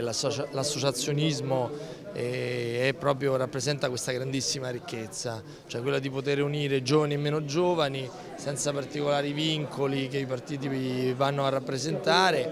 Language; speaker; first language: Italian; native; Italian